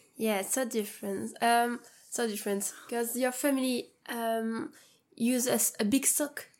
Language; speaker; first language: English; non-native, learner; French